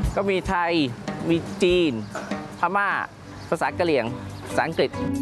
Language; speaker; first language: Thai; early bilingual, other home language; Chinese